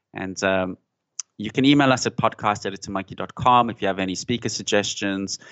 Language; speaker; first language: English; native; English